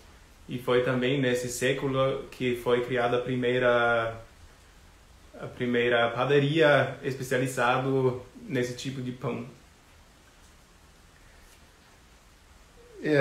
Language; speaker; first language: Portuguese; non-native, fluent; German